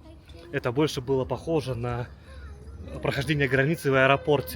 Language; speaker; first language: Russian; native; Russian